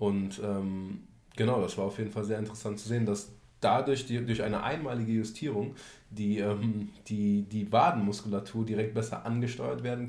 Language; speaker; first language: German; native; German